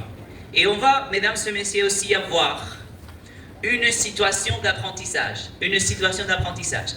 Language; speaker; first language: French; non-native, fluent; Spanish